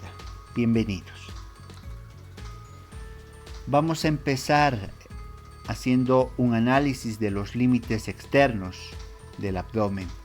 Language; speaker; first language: Spanish; native; Spanish